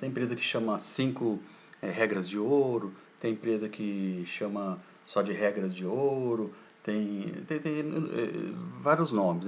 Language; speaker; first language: Portuguese; native; Portuguese